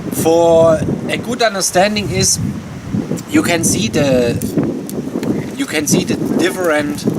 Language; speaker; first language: English; non-native, learner; German